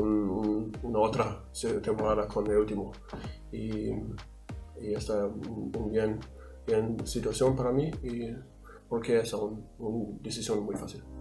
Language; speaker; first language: Spanish; non-native, learner; German